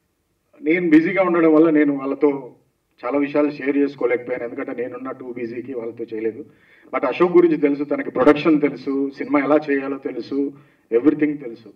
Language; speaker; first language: Telugu; native; Telugu